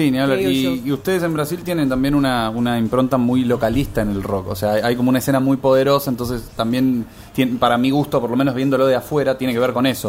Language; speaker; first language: Spanish; native; Spanish